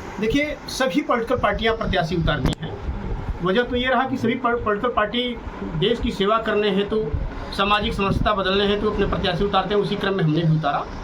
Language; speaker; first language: Hindi; native; Hindi